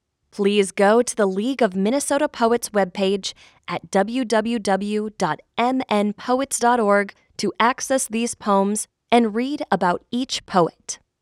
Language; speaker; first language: English; native; English